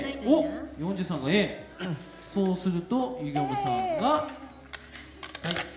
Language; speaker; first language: Japanese; native; Japanese